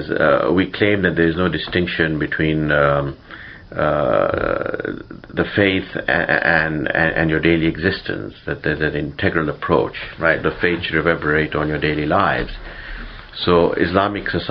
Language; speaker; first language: English; non-native, local second language; Gujarati